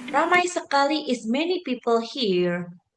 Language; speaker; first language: English; non-native, fluent; Indonesian